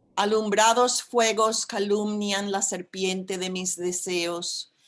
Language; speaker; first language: Spanish; early bilingual, heritage; Spanish